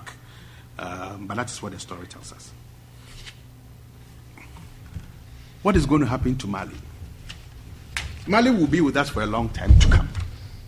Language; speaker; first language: English; non-native, local second language; Akan